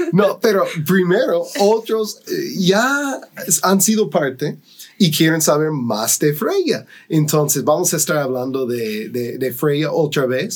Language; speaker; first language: Spanish; non-native, fluent; English